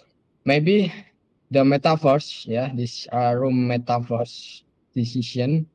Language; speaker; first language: English; non-native, learner; Indonesian